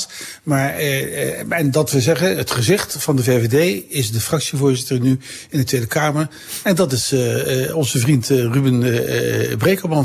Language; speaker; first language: Dutch; native; Dutch